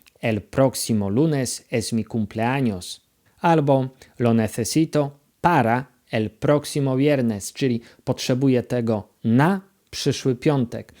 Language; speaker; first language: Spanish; non-native, fluent; Polish